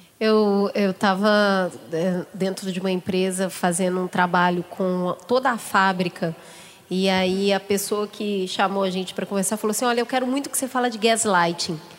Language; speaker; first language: Portuguese; native; Portuguese